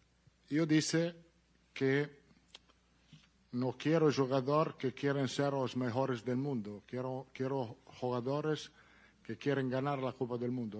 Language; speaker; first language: Portuguese; non-native, learner; Italian